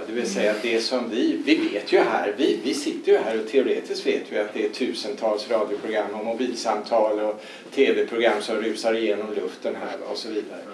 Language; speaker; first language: Swedish; native; Swedish